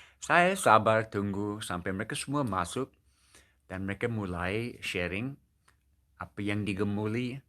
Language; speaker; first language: Indonesian; non-native, fluent; English